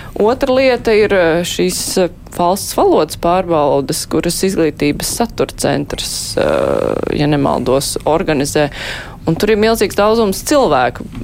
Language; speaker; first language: Latvian; native; Latvian